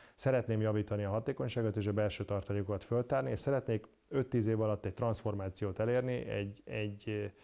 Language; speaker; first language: Hungarian; native; Hungarian